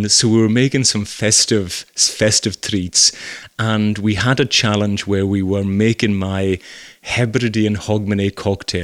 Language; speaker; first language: English; native; English